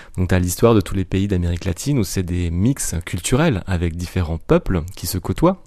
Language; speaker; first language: French; native; French